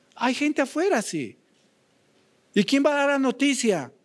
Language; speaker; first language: Spanish; native; Spanish